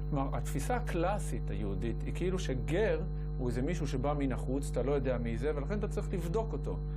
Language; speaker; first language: Hebrew; native; Hebrew